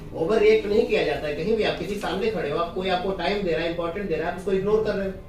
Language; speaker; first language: Hindi; native; Hindi